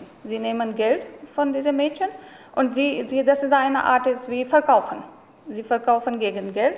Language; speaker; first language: German; non-native, learner; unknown